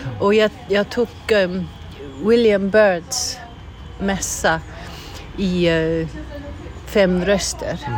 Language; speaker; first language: Swedish; non-native, learner; English